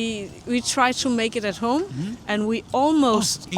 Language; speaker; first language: English; non-native, fluent; Danish